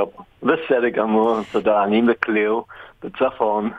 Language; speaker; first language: Hebrew; non-native, fluent; English